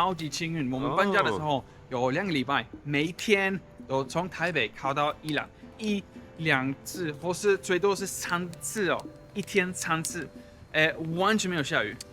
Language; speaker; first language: Chinese; non-native, fluent; Swedish